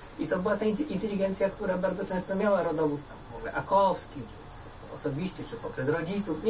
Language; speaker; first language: Polish; native; Polish